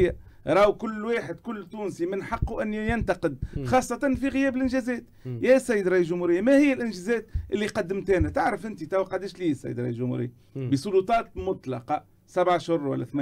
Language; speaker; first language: Arabic; native; Arabic